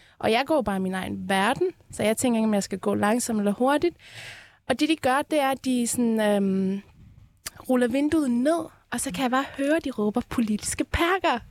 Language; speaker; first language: Danish; early bilingual, other home language; Persian